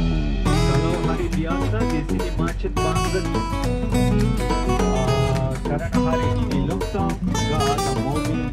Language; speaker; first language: Indonesian; non-native, fluent; Turkish